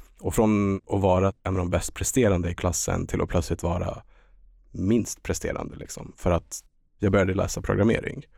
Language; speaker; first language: Swedish; early bilingual, other home language; Estonian